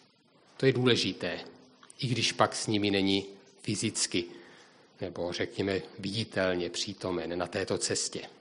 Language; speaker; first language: Czech; native; Czech